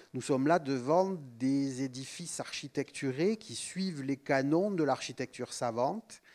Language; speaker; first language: French; native; French